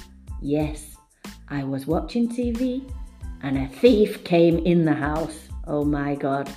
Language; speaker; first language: English; non-native, fluent; Spanish